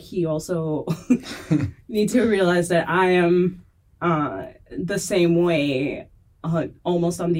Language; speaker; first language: English; non-native, fluent; French